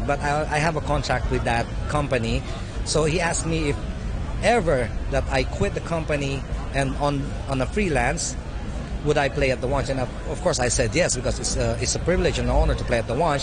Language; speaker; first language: English; non-native, local second language; Filipino